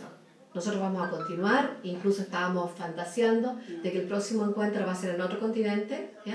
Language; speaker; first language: Spanish; native; Spanish